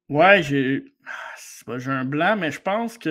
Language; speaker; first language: French; native; French